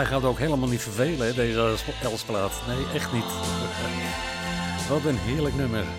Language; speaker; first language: Dutch; native; Dutch